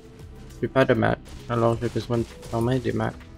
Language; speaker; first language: French; non-native, local second language; English